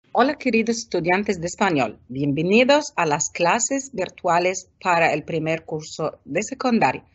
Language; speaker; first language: Spanish; non-native, fluent; Arabic